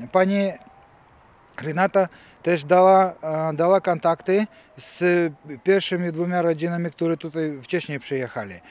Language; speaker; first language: Polish; early bilingual, heritage; Ukrainian